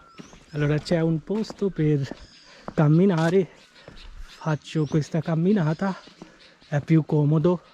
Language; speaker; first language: Italian; non-native, fluent; Bangla